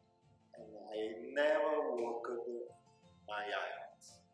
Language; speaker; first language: English; non-native, local second language; Italian